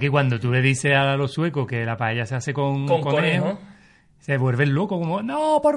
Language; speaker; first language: Spanish; native; Spanish